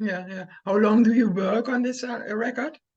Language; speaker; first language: English; non-native, learner; German